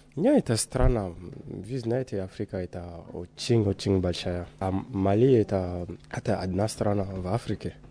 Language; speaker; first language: Russian; non-native, learner; Bambara